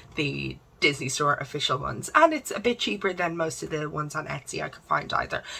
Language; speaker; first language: English; native; English